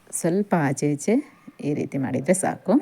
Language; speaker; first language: Kannada; native; Kannada